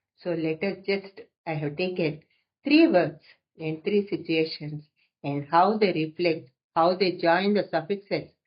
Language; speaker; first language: English; non-native, local second language; Telugu